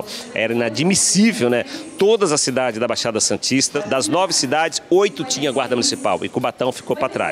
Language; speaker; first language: Portuguese; native; Portuguese